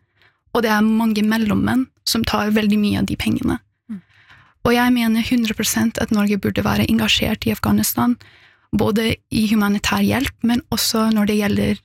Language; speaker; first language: Norwegian; early bilingual, other home language; Persian